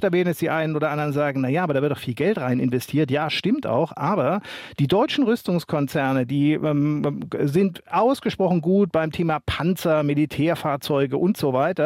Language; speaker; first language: German; native; German